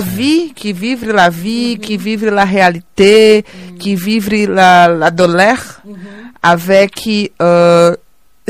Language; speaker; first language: French; non-native, learner; Portuguese